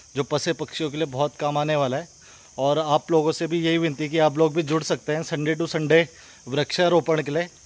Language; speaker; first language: Hindi; native; Hindi